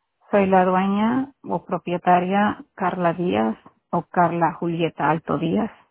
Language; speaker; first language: Spanish; native; Spanish